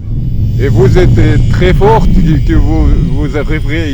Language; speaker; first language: French; non-native, learner; Lithuanian